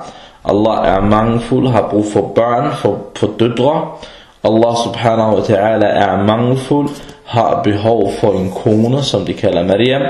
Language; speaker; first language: Danish; early bilingual, other home language; Arabic